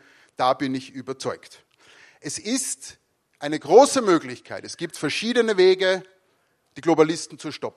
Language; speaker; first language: German; native; German